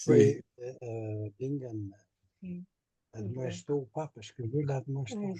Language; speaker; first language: French; non-native, fluent; Portuguese